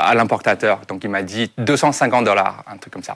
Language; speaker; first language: French; non-native, fluent; Chinese